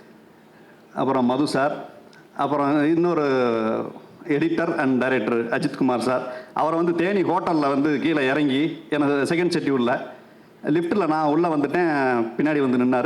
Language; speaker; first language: Tamil; native; Tamil